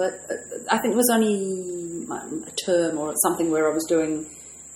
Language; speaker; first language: English; native; English